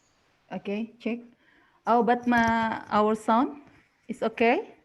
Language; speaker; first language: English; non-native, learner; Indonesian